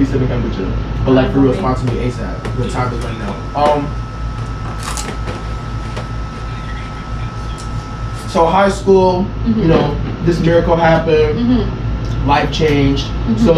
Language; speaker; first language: English; non-native, fluent; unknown